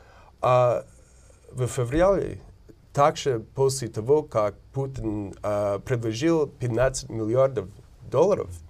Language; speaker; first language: Russian; non-native, learner; English